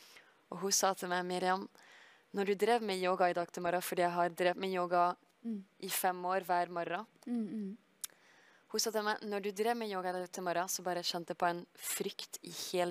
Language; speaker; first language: Norwegian; early bilingual, heritage; French